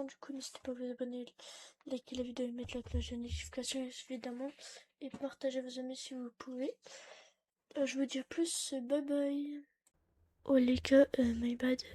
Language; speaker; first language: French; native; French